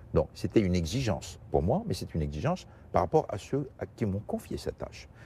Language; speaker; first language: French; non-native, local second language; Portuguese